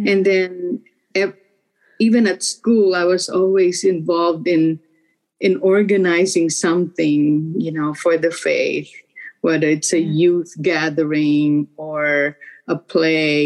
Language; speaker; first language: English; non-native, local second language; Filipino